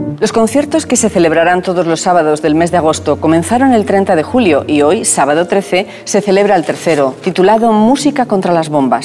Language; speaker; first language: Spanish; native; Spanish